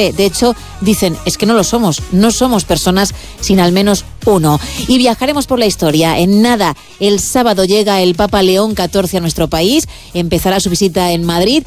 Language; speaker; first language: Spanish; native; Spanish